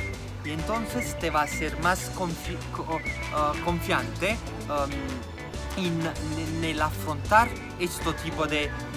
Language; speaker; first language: Spanish; non-native, fluent; Italian